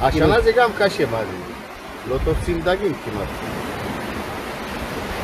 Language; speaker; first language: Hebrew; non-native, learner; Romanian